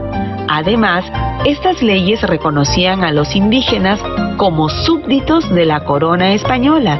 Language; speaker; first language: Spanish; native; Spanish